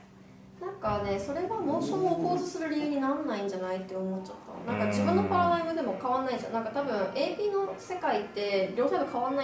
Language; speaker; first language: Japanese; native; Japanese